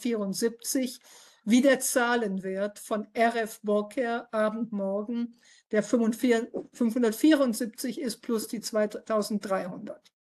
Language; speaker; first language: German; native; German